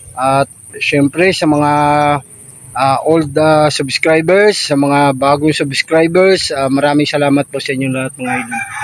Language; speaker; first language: Filipino; non-native, local second language; Cebuano